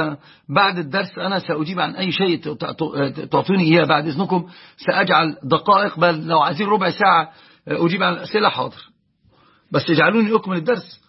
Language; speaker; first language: Arabic; native; Arabic